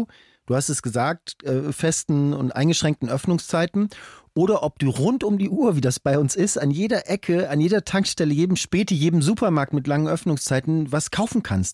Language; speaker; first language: German; native; German